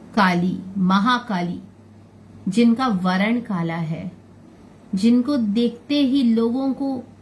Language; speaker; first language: Hindi; non-native, local second language; Bangla